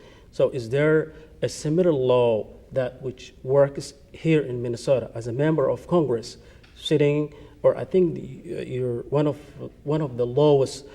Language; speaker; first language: English; non-native, fluent; Somali